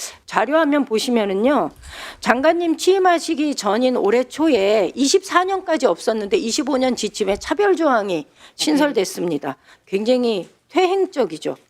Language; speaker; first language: Korean; native; Korean